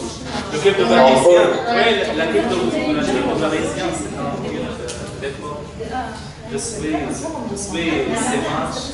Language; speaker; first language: French; non-native, learner; Arabic